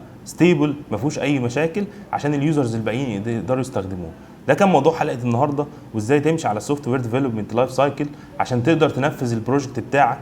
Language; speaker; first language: Arabic; native; Arabic